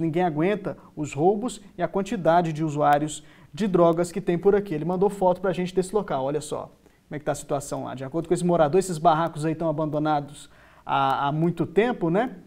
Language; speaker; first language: Portuguese; native; Portuguese